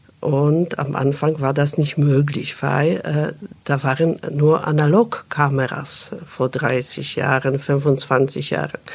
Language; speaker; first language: German; non-native, fluent; Polish